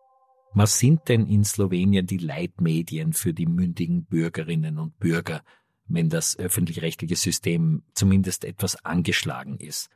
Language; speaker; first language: German; native; German